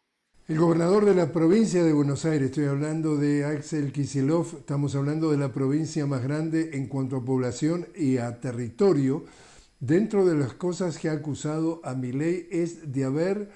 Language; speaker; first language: Spanish; native; Spanish